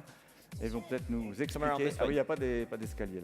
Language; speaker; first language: French; native; French